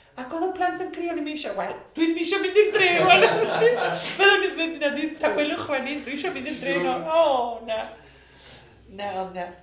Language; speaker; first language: Welsh; early bilingual, heritage; Welsh